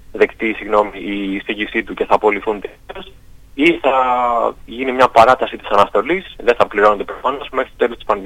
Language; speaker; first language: Greek; native; Greek